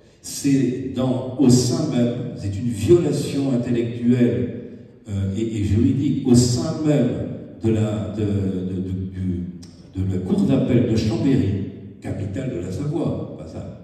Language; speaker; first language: French; native; French